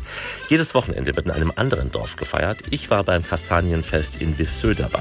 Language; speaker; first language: German; native; German